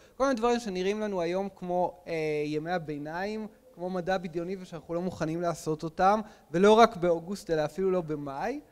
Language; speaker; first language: Hebrew; native; Hebrew